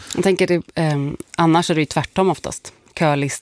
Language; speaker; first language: Swedish; native; Swedish